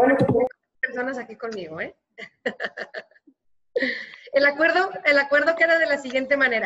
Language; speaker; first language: Spanish; native; Spanish